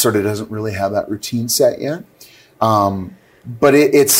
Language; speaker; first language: English; native; English